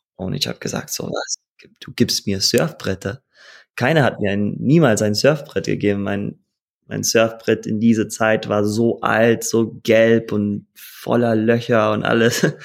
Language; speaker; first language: German; early bilingual, heritage; German